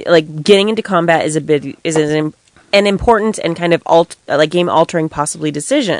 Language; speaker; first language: English; native; English